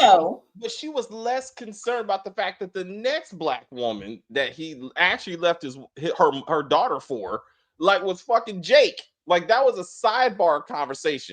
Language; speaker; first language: English; native; English